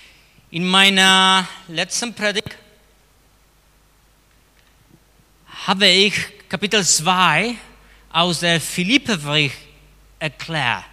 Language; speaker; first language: German; non-native, fluent; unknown